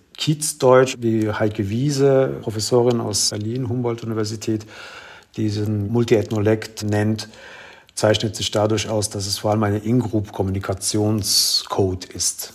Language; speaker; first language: German; early bilingual, other home language; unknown